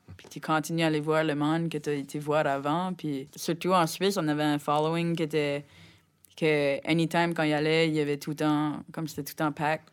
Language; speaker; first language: French; native; French